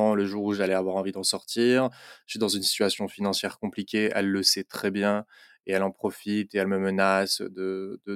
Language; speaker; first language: French; native; French